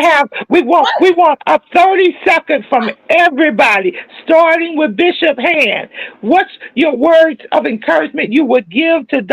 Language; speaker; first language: English; native; English